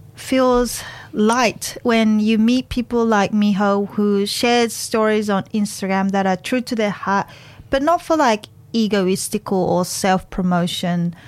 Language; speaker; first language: English; non-native, fluent; Japanese